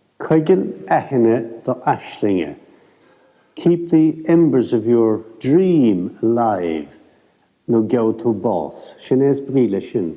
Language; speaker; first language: Irish; native; Irish